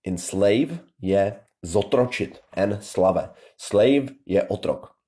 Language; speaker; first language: English; non-native, fluent; Czech